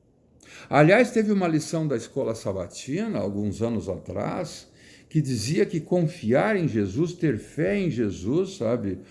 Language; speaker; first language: Portuguese; native; Portuguese